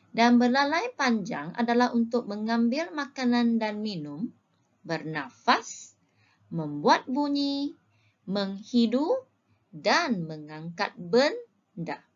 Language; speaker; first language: Malay; non-native, local second language; Chinese